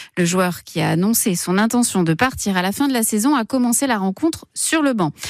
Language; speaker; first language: French; native; French